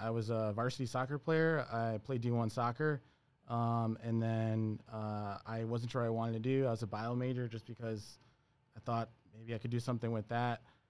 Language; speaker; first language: English; early bilingual, other home language; Spanish